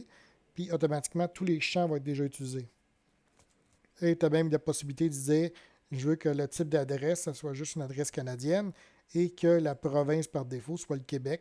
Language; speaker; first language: French; native; French